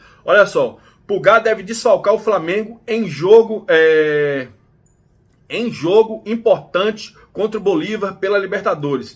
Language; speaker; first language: Portuguese; native; Portuguese